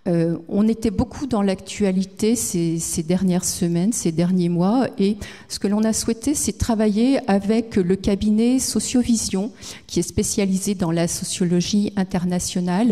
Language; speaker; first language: French; native; French